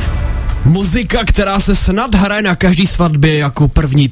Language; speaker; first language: Czech; native; Czech